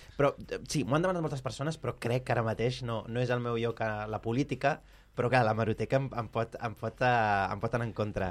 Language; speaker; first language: Catalan; early bilingual, other home language; Arabic